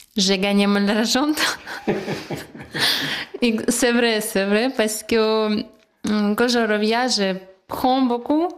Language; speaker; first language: French; non-native, learner; Ukrainian